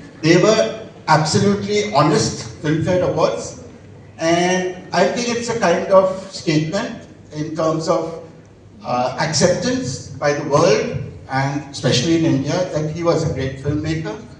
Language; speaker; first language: English; non-native, local second language; Bangla